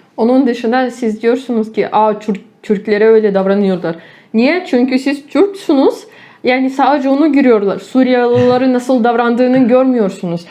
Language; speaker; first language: Turkish; non-native, fluent; Ukrainian